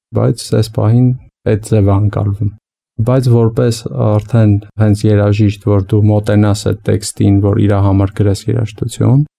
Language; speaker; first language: Armenian; native; Armenian